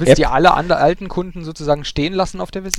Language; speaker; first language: German; native; German